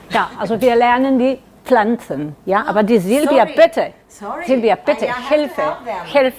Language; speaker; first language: German; non-native, learner; Catalan